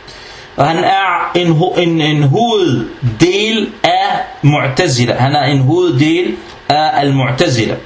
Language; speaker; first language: Danish; non-native, fluent; Arabic